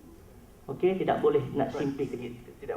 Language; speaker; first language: Malay; native; Malay